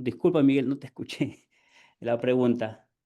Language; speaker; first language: Spanish; native; Spanish